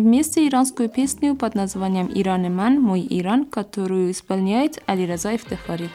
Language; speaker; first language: Russian; non-native, fluent; Persian